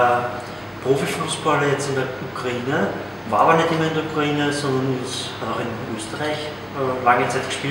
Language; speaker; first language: German; native; German